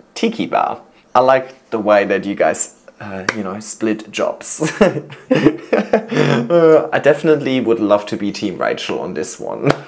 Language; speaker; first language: English; non-native, fluent; German